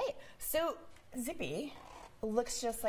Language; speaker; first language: English; native; English